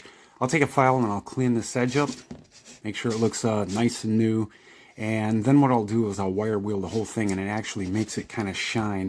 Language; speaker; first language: English; native; English